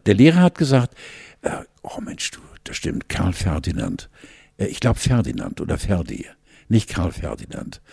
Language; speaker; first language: German; native; German